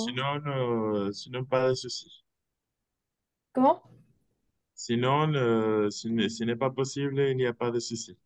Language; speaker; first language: French; non-native, fluent; Spanish